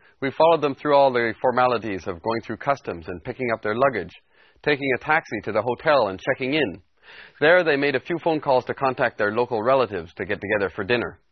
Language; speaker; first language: English; native; English